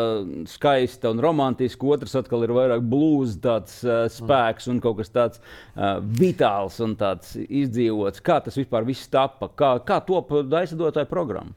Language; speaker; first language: Latvian; native; Latvian